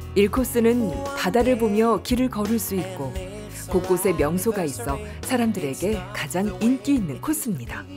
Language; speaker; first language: Korean; native; Korean